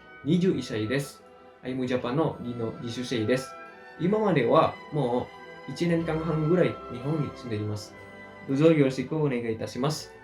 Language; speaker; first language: Japanese; non-native, learner; Indonesian